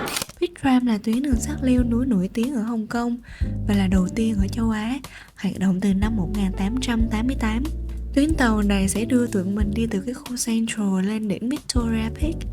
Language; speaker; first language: Vietnamese; native; Vietnamese